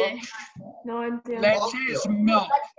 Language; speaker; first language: Spanish; non-native, learner; English